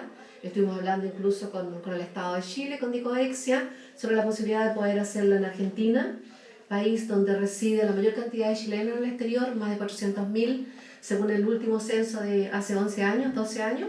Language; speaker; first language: Spanish; native; Spanish